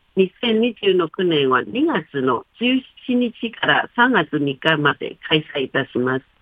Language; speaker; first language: Japanese; non-native, fluent; Chinese